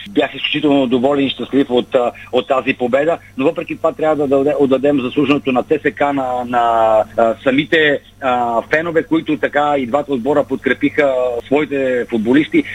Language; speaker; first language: Bulgarian; native; Bulgarian